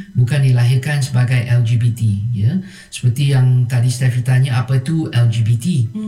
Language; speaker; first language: Malay; non-native, local second language; Chinese